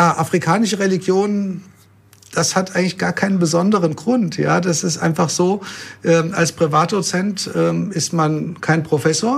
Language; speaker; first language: German; native; German